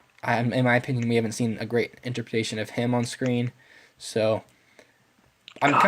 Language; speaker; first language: English; native; English